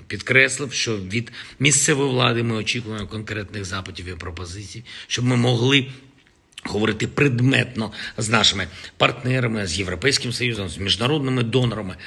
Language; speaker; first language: Ukrainian; non-native, local second language; Russian